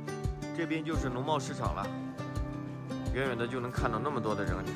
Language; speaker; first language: Chinese; native; Chinese